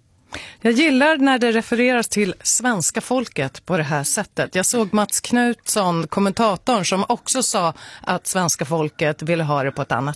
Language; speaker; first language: Swedish; native; Swedish